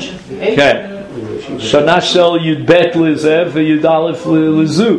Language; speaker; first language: Hebrew; non-native, fluent; English